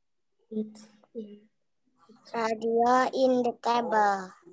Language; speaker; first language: English; non-native, learner; Indonesian